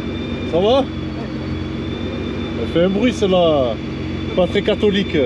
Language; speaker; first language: French; native; French